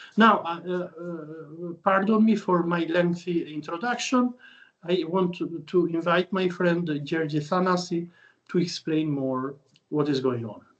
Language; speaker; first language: English; non-native, fluent; Albanian